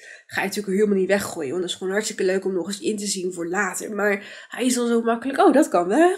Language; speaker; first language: Dutch; native; Dutch